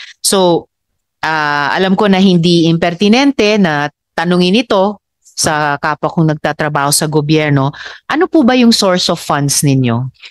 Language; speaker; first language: Filipino; native; Filipino